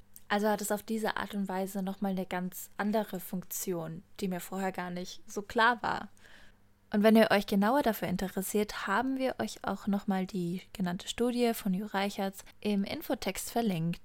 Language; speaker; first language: German; native; German